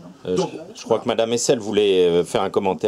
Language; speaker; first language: French; native; French